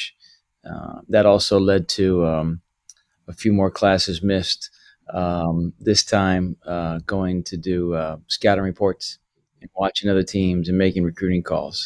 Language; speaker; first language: English; native; English